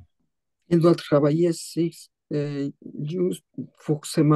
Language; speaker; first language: French; non-native, learner; Spanish